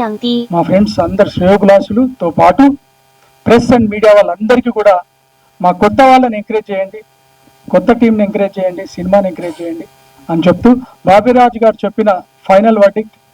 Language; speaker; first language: Telugu; native; Telugu